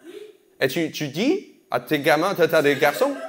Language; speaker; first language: French; non-native, fluent; English